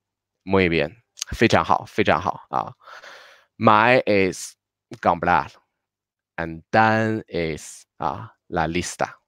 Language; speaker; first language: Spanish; non-native, learner; Chinese